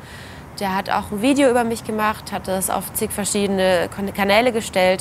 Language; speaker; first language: German; native; German